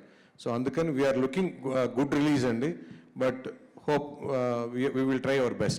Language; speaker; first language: Telugu; native; Telugu